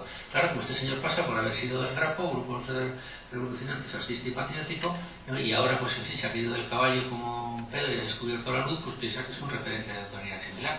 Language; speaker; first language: Spanish; native; Spanish